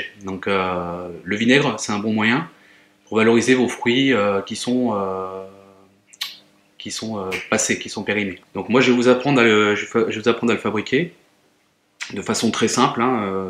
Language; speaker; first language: French; native; French